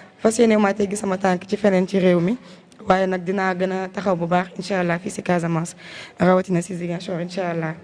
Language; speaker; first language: Wolof; non-native, local second language; Jola-Fonyi